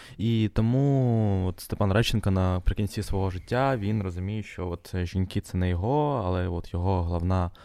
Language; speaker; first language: Ukrainian; non-native, local second language; Russian